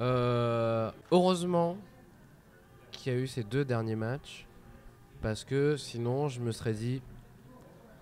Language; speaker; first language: French; native; French